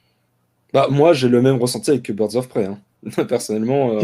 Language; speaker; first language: French; native; French